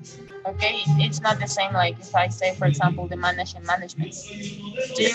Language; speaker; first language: English; non-native, fluent; Spanish